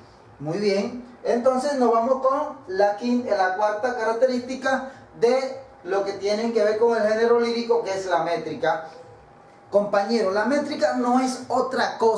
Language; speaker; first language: Spanish; native; Spanish